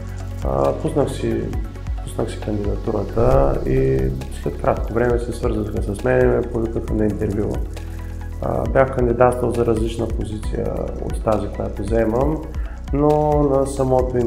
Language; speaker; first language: Bulgarian; native; Bulgarian